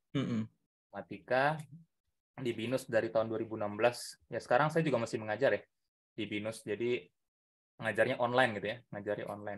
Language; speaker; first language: Indonesian; native; Indonesian